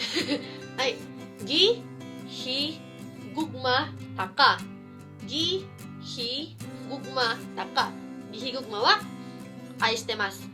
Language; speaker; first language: Japanese; non-native, fluent; Cebuano